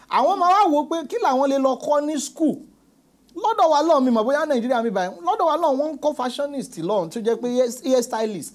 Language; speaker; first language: Yoruba; native; Yoruba